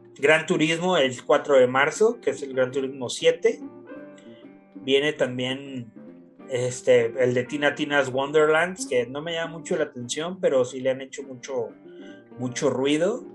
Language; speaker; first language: Spanish; native; Spanish